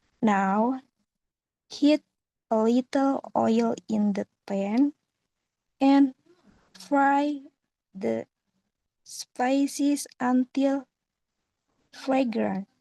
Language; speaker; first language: English; non-native, learner; Indonesian